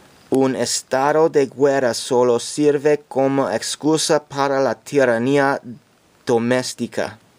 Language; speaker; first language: Spanish; non-native, learner; English